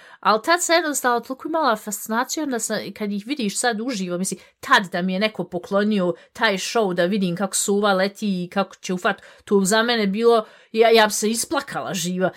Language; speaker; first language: Bosnian; early bilingual, heritage; Bosnian